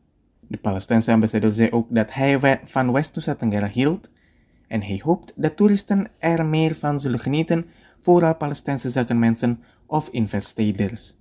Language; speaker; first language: Dutch; non-native, fluent; Indonesian